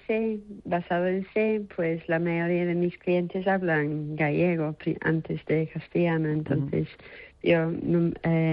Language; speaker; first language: Spanish; non-native, fluent; English